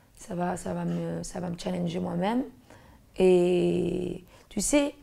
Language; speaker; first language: French; native; French